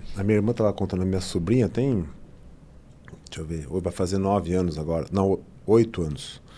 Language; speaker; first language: Portuguese; native; Portuguese